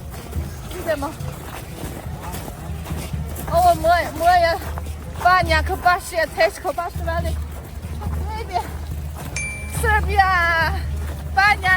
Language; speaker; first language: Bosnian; non-native, learner; Chinese